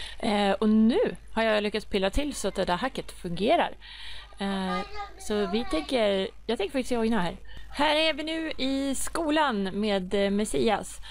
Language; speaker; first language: Swedish; native; Swedish